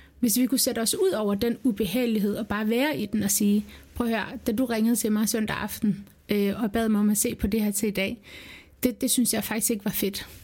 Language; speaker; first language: Danish; early bilingual, other home language; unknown